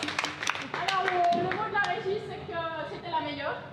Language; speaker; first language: French; native; French